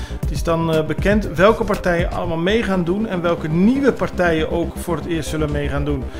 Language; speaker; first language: Dutch; non-native, local second language; Papiamento